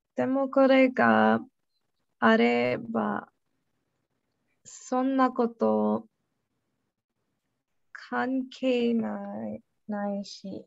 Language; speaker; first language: Japanese; non-native, learner; English